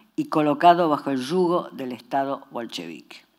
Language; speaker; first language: Spanish; native; Spanish